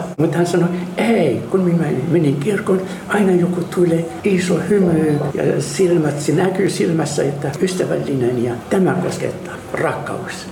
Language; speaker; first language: Finnish; non-native, learner; Arabic